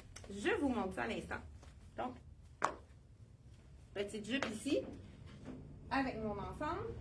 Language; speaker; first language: French; native; French